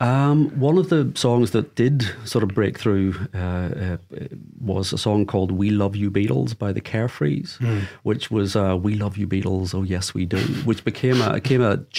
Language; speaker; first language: English; native; English